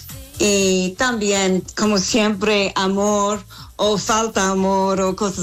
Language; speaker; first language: Spanish; non-native, learner; English